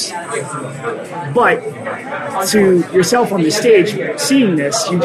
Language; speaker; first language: English; native; English